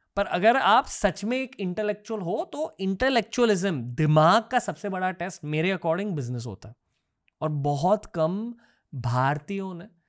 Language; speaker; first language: Hindi; native; Hindi